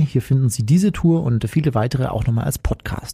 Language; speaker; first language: German; native; German